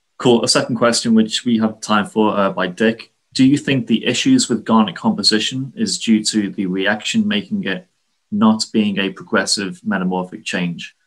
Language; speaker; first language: English; non-native, fluent; Italian